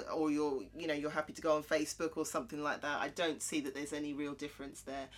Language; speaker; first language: English; native; English